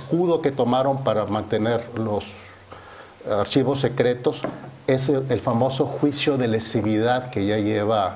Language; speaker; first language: Spanish; native; Spanish